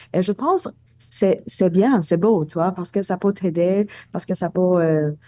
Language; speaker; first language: French; non-native, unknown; Persian